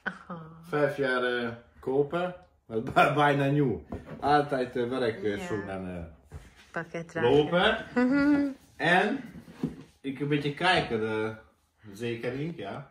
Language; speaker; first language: Dutch; non-native, learner; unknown